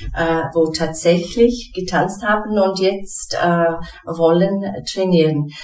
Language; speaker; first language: German; non-native, fluent; English